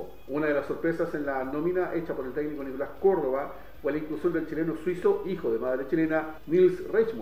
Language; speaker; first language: Spanish; native; Spanish